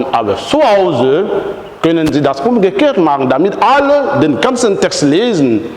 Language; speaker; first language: German; non-native, fluent; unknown